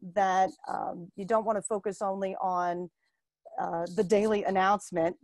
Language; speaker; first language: English; native; English